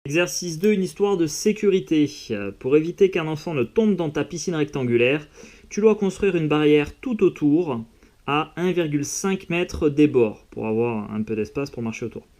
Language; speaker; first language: French; native; French